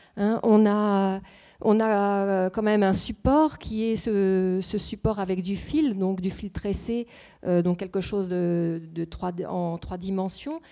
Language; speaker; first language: French; native; French